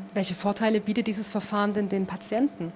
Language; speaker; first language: German; native; German